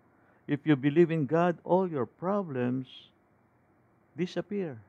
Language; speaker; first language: English; non-native, local second language; Filipino